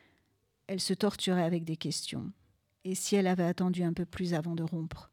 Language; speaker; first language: French; native; French